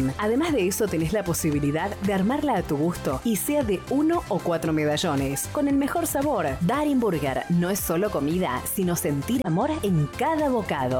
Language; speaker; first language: Spanish; native; Spanish